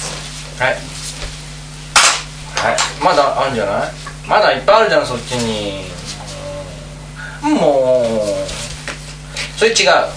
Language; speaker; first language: Japanese; native; Japanese